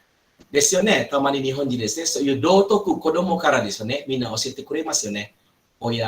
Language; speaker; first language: Japanese; non-native, fluent; Malay